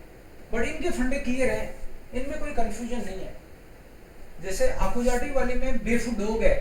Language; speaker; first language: Hindi; native; Hindi